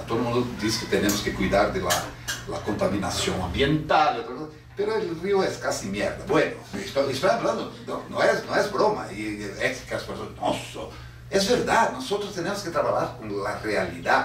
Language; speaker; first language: Spanish; non-native, fluent; Portuguese